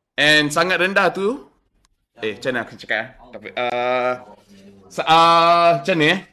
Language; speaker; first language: Malay; non-native, local second language; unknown